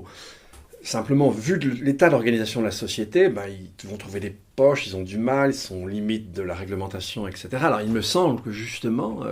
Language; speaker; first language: French; native; French